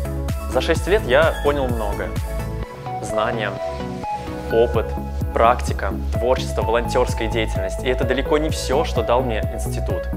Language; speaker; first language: Russian; native; Russian